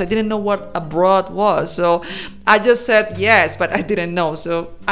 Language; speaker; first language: English; non-native, fluent; Spanish